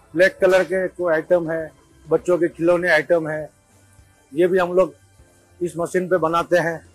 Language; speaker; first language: Hindi; non-native, local second language; Gujarati